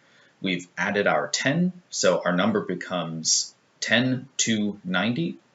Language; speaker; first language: English; native; English